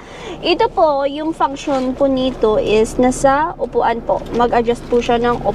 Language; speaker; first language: Filipino; non-native, local second language; Hiligaynon